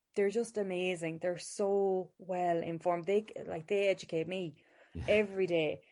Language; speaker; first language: English; native; English